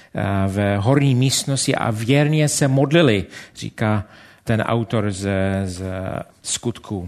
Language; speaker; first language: Czech; non-native, fluent; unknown